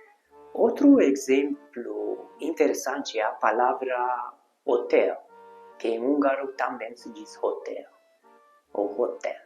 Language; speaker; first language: Portuguese; non-native, fluent; Hungarian